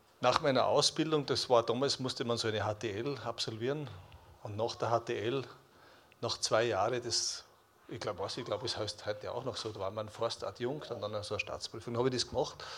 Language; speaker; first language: German; native; German